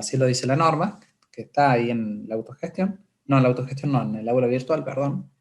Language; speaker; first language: Spanish; native; Spanish